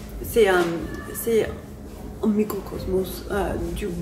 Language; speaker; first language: French; non-native, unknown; English